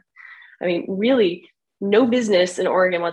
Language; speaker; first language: English; native; English